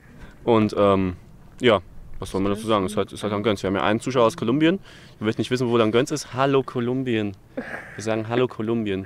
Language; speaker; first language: German; native; German